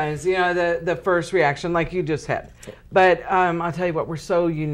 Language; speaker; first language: English; native; English